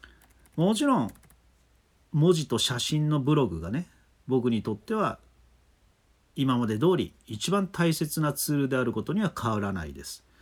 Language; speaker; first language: Japanese; native; Japanese